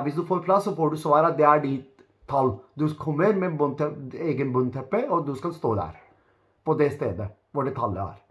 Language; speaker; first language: Norwegian; non-native, learner; Urdu